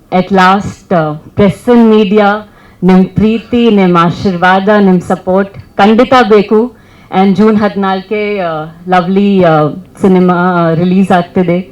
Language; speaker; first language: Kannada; non-native, learner; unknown